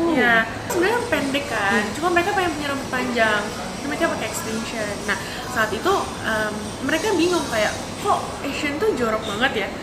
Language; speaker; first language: Indonesian; native; Indonesian